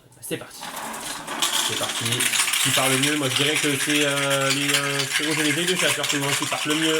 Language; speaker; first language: French; native; French